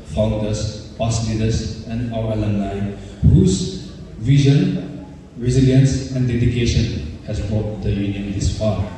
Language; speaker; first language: English; non-native, local second language; Nepali